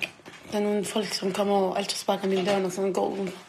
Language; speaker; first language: Danish; non-native, learner; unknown